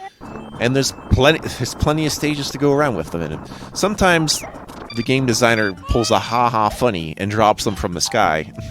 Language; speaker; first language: English; native; English